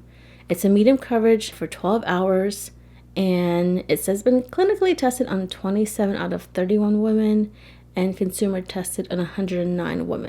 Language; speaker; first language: English; native; English